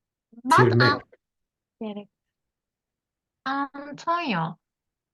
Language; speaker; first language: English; non-native, learner; Turkish